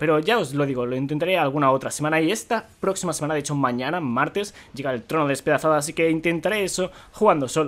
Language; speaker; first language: Spanish; native; Spanish